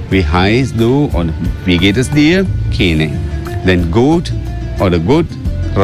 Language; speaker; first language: German; non-native, learner; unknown